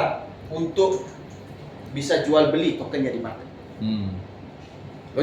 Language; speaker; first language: Indonesian; native; Indonesian